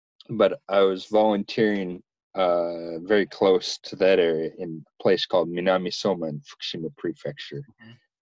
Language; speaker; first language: English; native; English